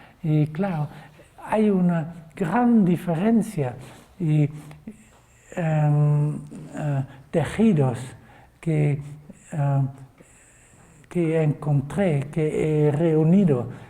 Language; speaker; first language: Spanish; non-native, fluent; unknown